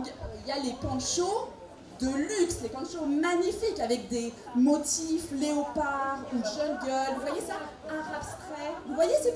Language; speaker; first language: French; native; French